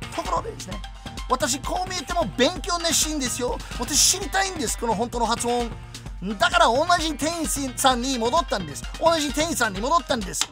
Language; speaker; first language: Japanese; non-native, fluent; English